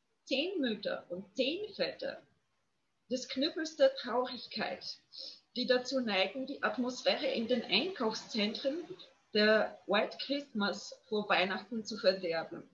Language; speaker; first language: German; non-native, fluent; Polish